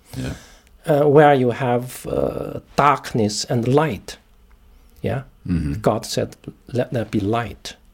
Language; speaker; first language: English; non-native, fluent; Chinese